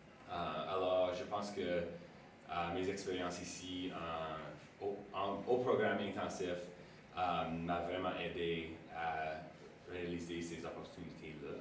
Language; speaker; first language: French; non-native, local second language; English